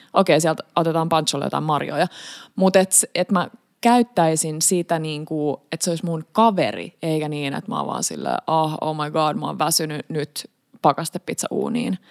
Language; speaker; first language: Finnish; native; Finnish